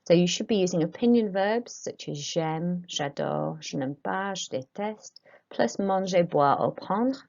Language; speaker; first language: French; non-native, fluent; English